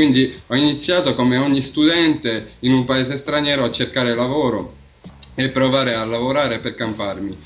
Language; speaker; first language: Italian; early bilingual, other home language; Arabic